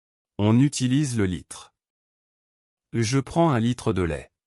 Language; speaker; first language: French; non-native, local second language; Arabic